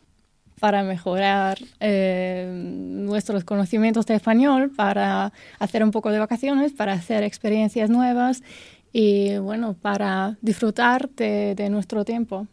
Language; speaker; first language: Spanish; non-native, learner; German